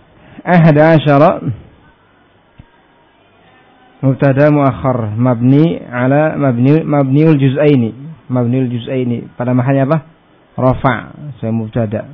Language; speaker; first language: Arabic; non-native, fluent; Indonesian